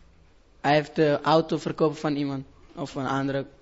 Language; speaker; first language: Dutch; non-native, learner; Persian